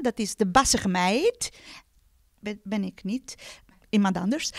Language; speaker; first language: Dutch; non-native, fluent; Italian